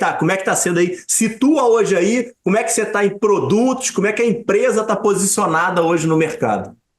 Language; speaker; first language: Portuguese; native; Portuguese